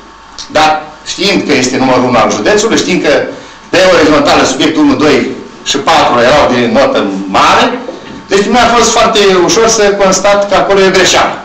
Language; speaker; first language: Romanian; native; Romanian